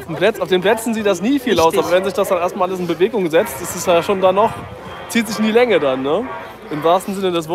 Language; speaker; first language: German; native; German